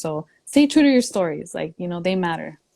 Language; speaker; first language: English; early bilingual, other home language; Spanish